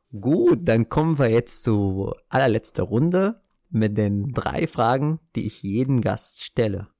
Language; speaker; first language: German; non-native, fluent; Arabic